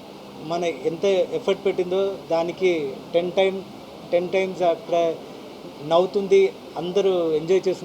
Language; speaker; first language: Telugu; non-native, fluent; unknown